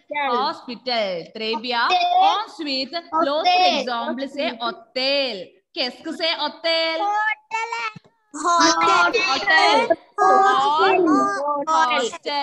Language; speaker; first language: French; non-native, fluent; Malayalam